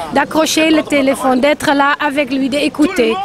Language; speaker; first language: French; non-native, learner; Dutch